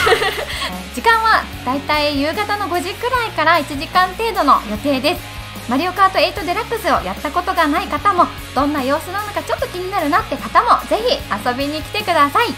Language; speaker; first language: Japanese; native; Japanese